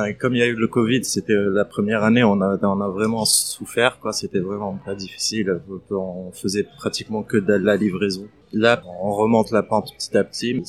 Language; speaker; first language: French; non-native, fluent; Arabic